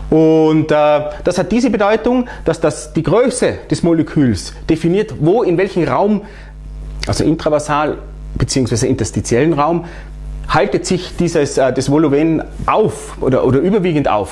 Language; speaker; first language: German; native; German